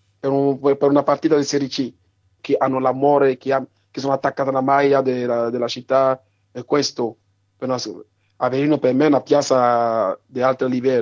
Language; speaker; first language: Italian; non-native, learner; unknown